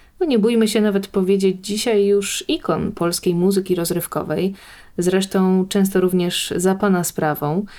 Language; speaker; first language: Polish; native; Polish